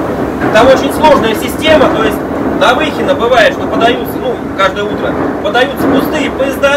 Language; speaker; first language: Russian; native; Russian